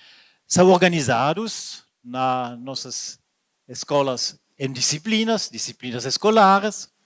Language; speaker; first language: Portuguese; non-native, learner; French